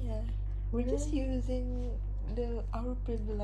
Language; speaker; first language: English; non-native, local second language; Indonesian